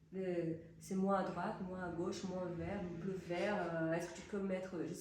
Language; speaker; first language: French; non-native, fluent; Portuguese